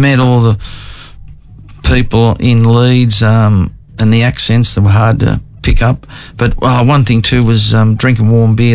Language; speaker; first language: English; native; English